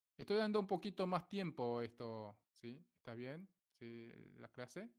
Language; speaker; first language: Spanish; non-native, fluent; Korean